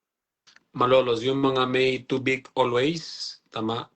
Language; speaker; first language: Filipino; non-native, learner; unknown